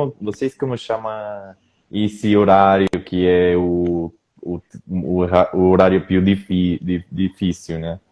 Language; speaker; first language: Portuguese; non-native, learner; Spanish